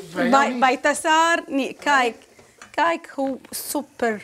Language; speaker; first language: Dutch; non-native, learner; Arabic